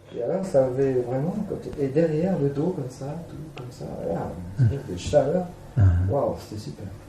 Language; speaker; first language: French; native; French